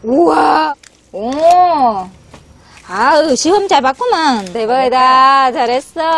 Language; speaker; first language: Korean; non-native, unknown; Vietnamese